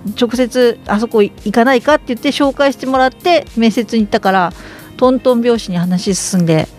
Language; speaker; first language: Japanese; native; Japanese